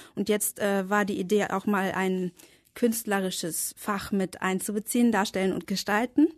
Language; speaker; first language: German; native; German